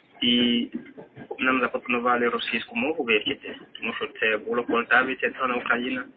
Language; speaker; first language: Ukrainian; non-native, fluent; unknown